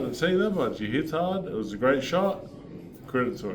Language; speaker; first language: English; native; English